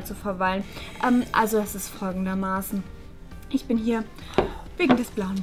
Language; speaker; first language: German; native; German